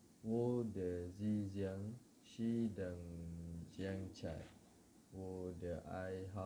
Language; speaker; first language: Chinese; non-native, learner; Malay